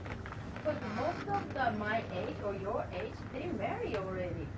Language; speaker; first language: English; non-native, learner; Japanese